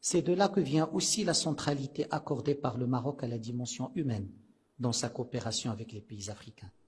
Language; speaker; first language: French; non-native, local second language; Arabic